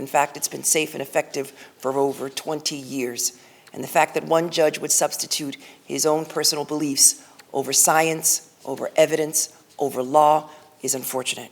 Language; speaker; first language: English; native; English